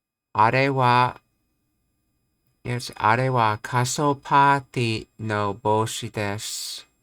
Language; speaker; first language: Japanese; non-native, learner; English